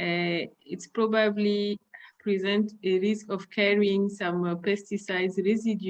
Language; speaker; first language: English; non-native, fluent; French